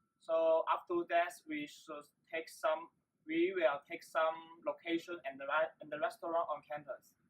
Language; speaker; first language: English; non-native, learner; Chinese